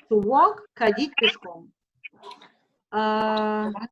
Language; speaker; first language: English; non-native, fluent; Russian